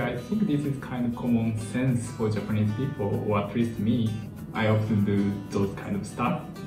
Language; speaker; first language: English; non-native, fluent; Japanese